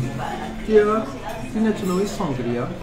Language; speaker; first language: French; non-native, local second language; Malagasy